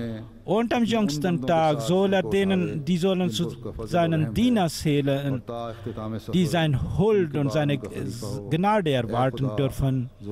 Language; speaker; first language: German; non-native, fluent; Urdu